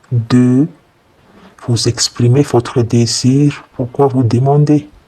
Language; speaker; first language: French; non-native, fluent; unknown